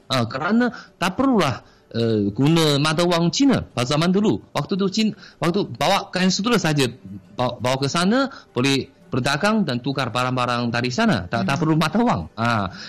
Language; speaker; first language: Malay; non-native, fluent; Chinese